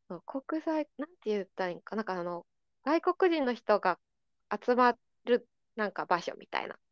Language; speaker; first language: Japanese; native; Japanese